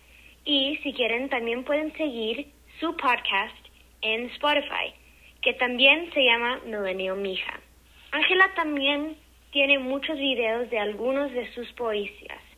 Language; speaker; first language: Spanish; early bilingual, heritage; English